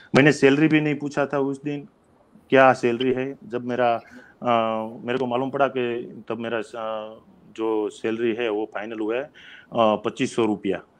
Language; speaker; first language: Hindi; non-native, local second language; Gujarati